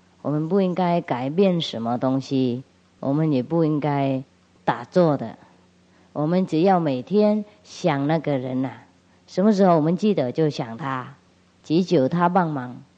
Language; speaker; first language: Chinese; non-native, fluent; Vietnamese